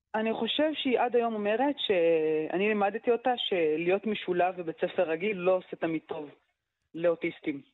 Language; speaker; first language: Hebrew; early bilingual, other home language; Arabic